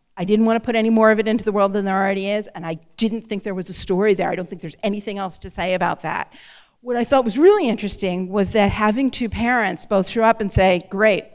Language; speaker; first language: English; native; English